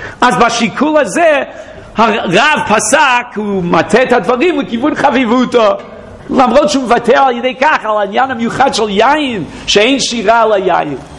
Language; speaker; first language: Hebrew; non-native, fluent; English